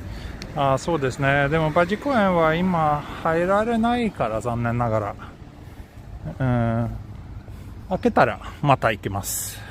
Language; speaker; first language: Japanese; non-native, fluent; Swedish